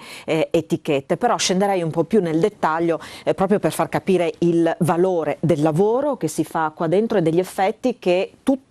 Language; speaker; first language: Italian; native; Italian